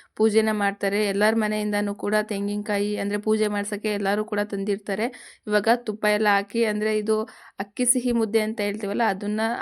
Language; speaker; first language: Kannada; non-native, local second language; Lambadi